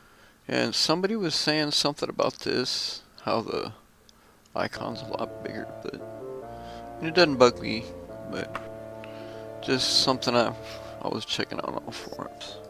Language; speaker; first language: English; native; English